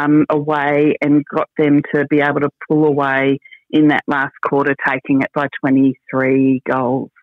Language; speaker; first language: English; native; English